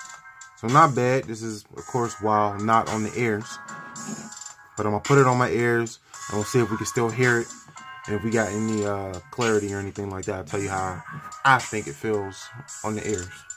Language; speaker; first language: English; native; English